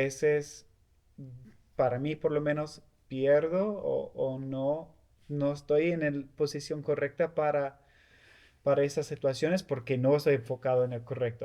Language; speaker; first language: Spanish; non-native, fluent; English